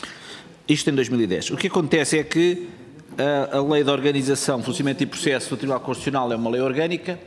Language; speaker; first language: Portuguese; native; Portuguese